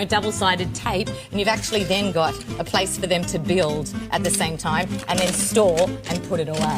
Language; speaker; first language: English; native; English